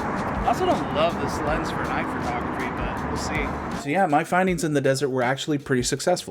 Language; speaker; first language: English; native; English